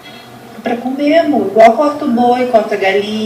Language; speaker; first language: Portuguese; native; Portuguese